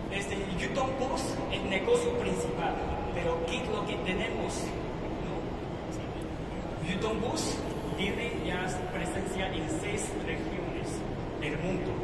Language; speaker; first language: Spanish; non-native, fluent; Chinese